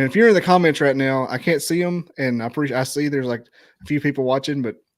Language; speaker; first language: English; native; English